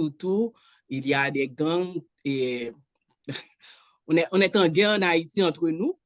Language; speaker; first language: French; non-native, local second language; Haitian Creole